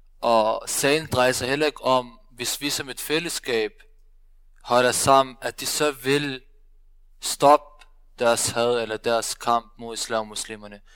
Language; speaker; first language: Danish; early bilingual, other home language; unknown